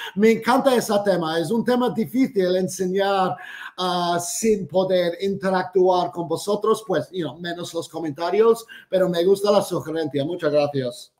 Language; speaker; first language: Spanish; non-native, fluent; English